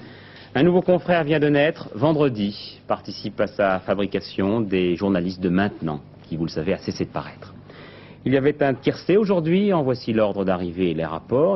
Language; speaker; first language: French; native; French